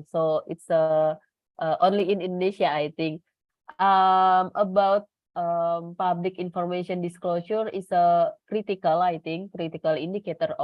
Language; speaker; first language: English; non-native, learner; Indonesian